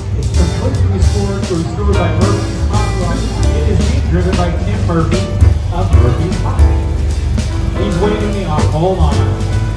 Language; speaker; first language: English; native; English